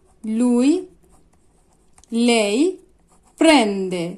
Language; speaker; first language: Italian; non-native, fluent; Bangla